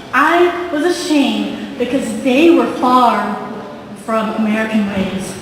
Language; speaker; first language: English; early bilingual, heritage; Vietnamese